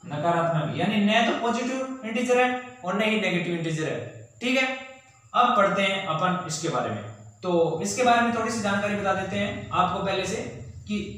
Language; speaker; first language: Hindi; native; Hindi